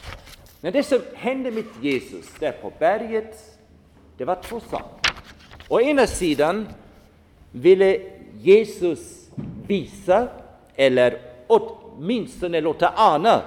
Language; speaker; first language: Swedish; non-native, fluent; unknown